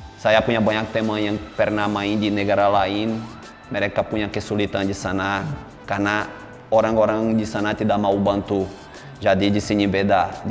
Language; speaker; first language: Indonesian; non-native, fluent; Portuguese